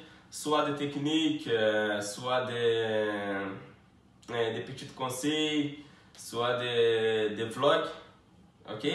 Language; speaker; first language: French; non-native, fluent; Portuguese